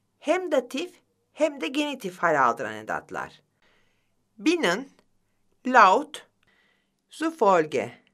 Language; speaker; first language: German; non-native, fluent; Turkish